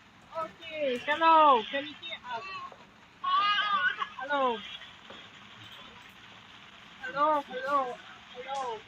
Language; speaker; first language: English; non-native, fluent; Russian